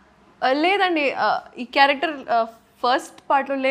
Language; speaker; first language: Telugu; non-native, local second language; Hindi